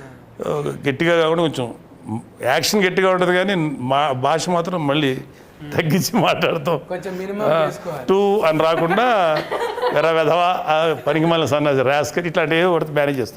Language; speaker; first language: Telugu; native; Telugu